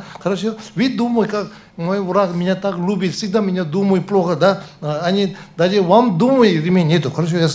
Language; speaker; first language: Russian; non-native, learner; Tibetan